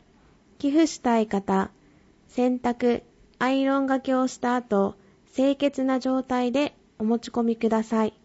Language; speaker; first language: Japanese; native; Japanese